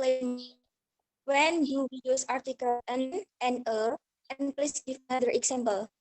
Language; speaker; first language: English; non-native, learner; Indonesian